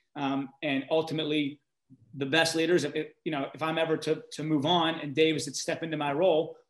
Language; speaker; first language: English; native; English